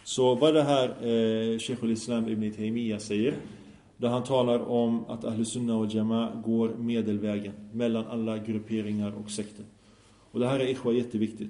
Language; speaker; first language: Swedish; early bilingual, other home language; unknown